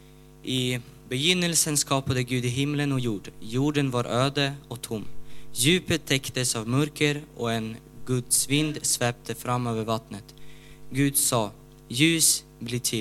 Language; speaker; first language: Swedish; non-native, learner; Ukrainian